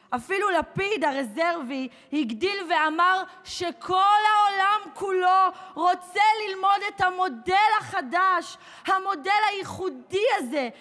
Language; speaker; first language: Hebrew; native; Hebrew